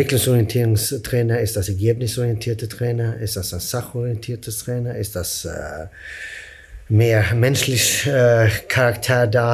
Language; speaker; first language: German; non-native, fluent; Swedish